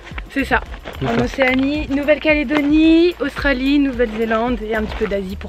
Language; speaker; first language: French; native; French